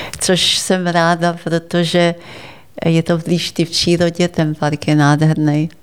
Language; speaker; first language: Czech; early bilingual, heritage; Czech